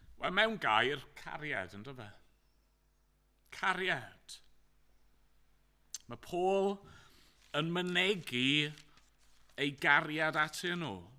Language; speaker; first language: Welsh; native; Welsh